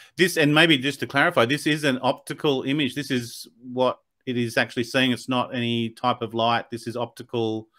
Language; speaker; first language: English; native; English